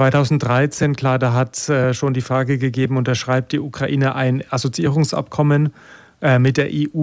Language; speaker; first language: German; native; German